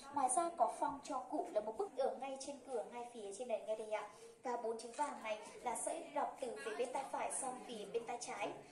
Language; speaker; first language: Vietnamese; non-native, local second language; Hmong